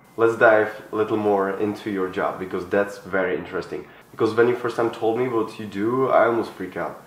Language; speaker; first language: English; non-native, fluent; Czech